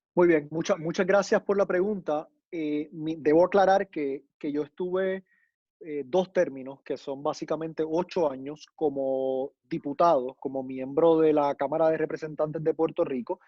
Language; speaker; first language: Spanish; native; Spanish